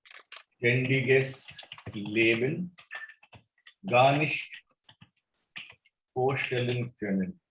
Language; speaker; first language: German; non-native, fluent; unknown